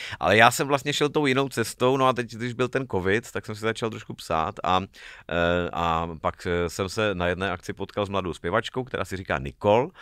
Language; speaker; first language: Czech; native; Czech